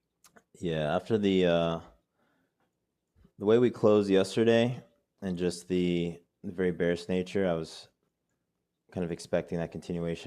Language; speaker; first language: English; native; English